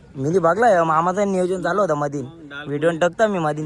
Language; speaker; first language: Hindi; non-native, local second language; Marathi